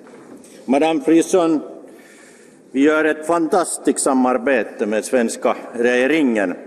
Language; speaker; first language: Swedish; non-native, local second language; Finnish